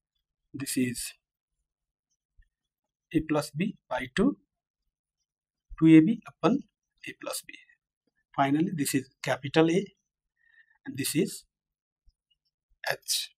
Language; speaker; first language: English; non-native, local second language; Nepali